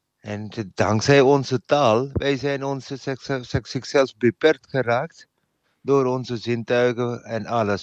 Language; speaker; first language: Dutch; non-native, learner; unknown